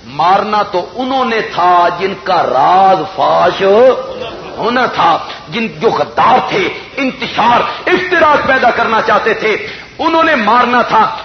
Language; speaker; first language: Urdu; non-native, local second language; Punjabi